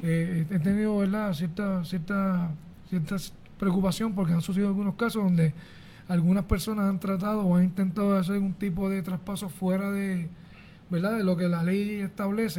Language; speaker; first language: Spanish; native; Spanish